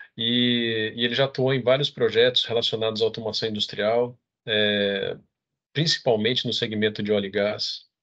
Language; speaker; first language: Portuguese; native; Portuguese